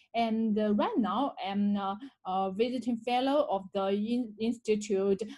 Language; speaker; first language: English; non-native, learner; Chinese